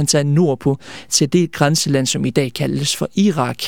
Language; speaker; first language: Danish; early bilingual, other home language; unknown